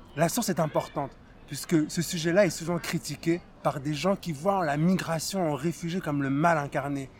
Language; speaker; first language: French; native; French